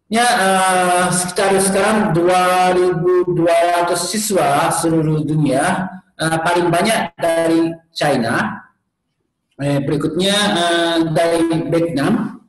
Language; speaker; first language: Indonesian; non-native, learner; Japanese